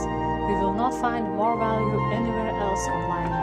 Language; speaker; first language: English; non-native, fluent; Lithuanian